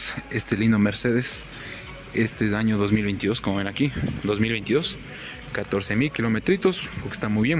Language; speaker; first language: Spanish; native; Spanish